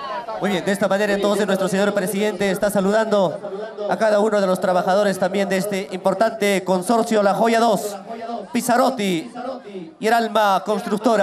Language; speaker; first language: Spanish; native; Spanish